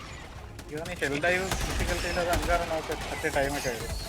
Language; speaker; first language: Malayalam; native; Malayalam